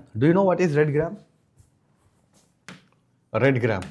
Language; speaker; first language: English; non-native, local second language; Telugu